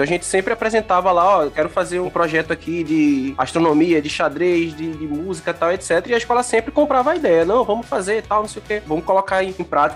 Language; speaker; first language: Portuguese; native; Portuguese